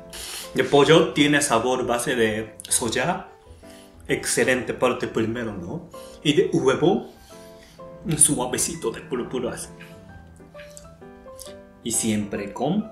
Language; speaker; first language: Spanish; non-native, fluent; Japanese